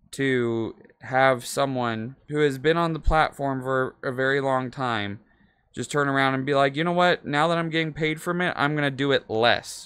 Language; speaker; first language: English; native; English